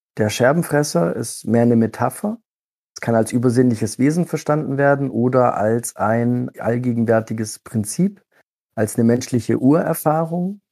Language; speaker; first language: German; early bilingual, other home language; Italian